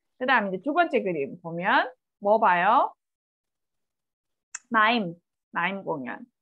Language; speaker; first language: Korean; native; Korean